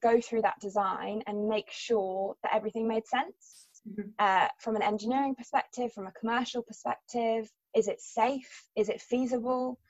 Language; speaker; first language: English; native; English